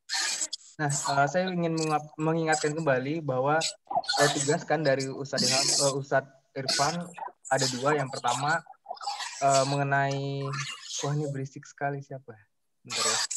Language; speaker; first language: Indonesian; native; Indonesian